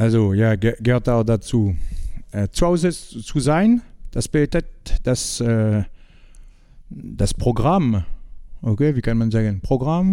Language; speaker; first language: German; non-native, learner; French